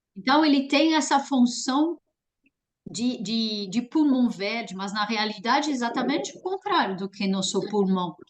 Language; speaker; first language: Portuguese; non-native, fluent; French